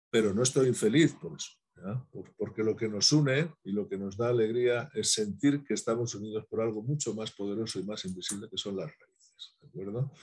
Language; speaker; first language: Spanish; native; Spanish